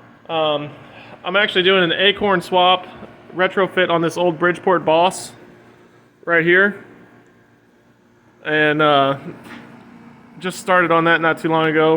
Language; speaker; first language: English; native; English